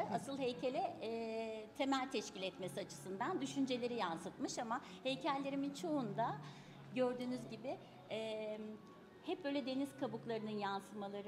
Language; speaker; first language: Turkish; native; Turkish